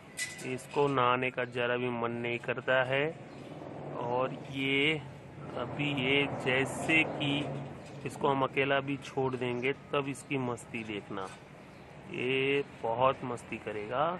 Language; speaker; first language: Hindi; native; Hindi